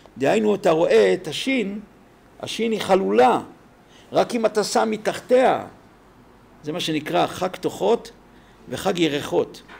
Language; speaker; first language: Hebrew; native; Hebrew